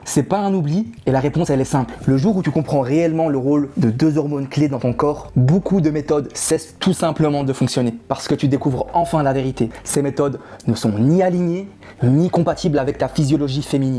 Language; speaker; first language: French; native; French